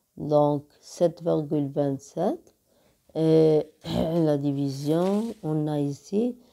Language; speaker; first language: French; non-native, local second language; Arabic